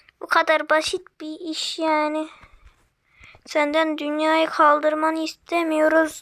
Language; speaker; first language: Turkish; native; Turkish